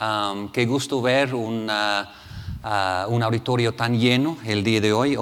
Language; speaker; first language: Spanish; non-native, fluent; English